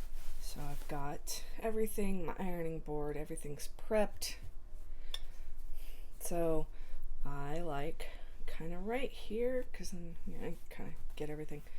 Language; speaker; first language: English; native; English